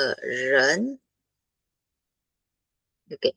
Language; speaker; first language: Chinese; non-native, fluent; Filipino